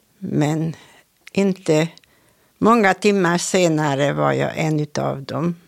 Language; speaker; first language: Swedish; non-native, fluent; Hungarian